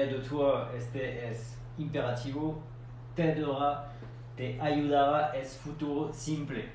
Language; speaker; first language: Spanish; non-native, fluent; French